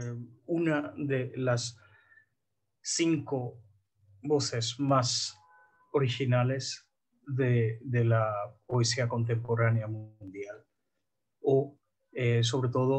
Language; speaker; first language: Spanish; non-native, fluent; Bangla